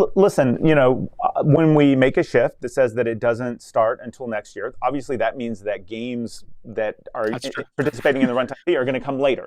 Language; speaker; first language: English; native; English